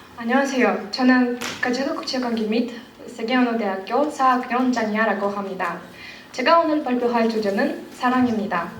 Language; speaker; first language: Korean; non-native, fluent; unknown